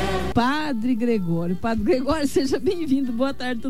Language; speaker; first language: Portuguese; native; Portuguese